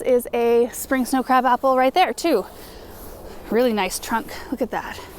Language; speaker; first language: English; native; English